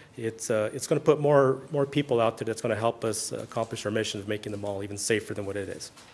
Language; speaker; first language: English; early bilingual, other home language; Spanish